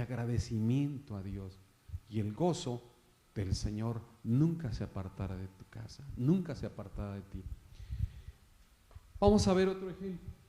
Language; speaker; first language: Spanish; native; Spanish